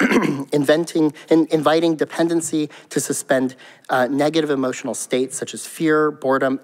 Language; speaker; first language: English; native; English